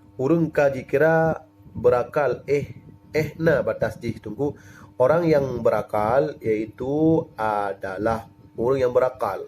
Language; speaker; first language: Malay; non-native, local second language; Achinese